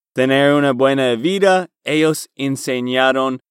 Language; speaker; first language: Spanish; non-native, learner; English